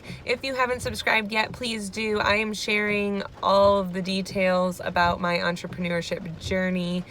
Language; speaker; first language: English; native; English